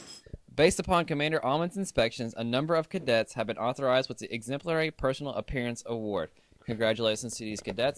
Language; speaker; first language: English; native; English